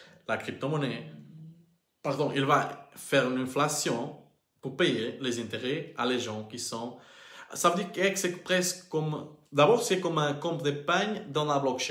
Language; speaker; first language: French; non-native, learner; Portuguese